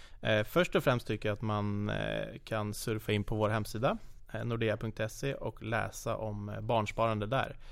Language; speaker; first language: Swedish; native; Swedish